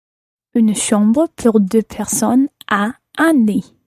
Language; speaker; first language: French; non-native, learner; English